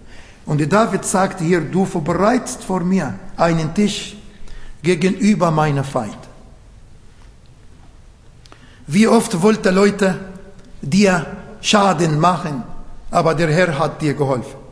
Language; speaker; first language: German; non-native, fluent; Arabic